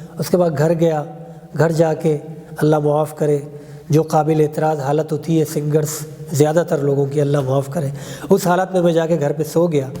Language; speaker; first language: Urdu; non-native, local second language; Pashto